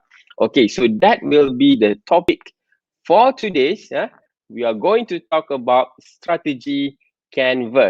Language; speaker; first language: English; non-native, local second language; Malay